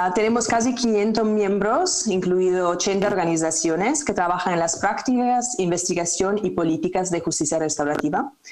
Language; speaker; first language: Spanish; non-native, fluent; Italian